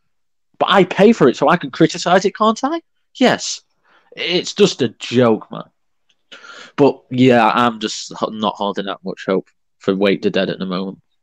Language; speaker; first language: English; native; English